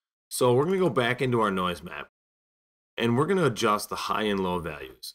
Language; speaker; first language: English; native; English